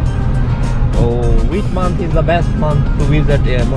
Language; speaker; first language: English; non-native, learner; Urdu